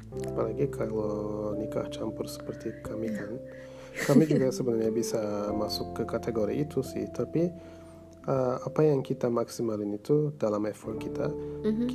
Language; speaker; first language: Indonesian; non-native, fluent; Turkish